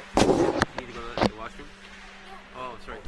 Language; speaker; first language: English; native; English